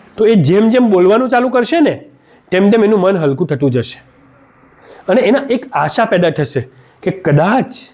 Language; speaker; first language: Gujarati; native; Gujarati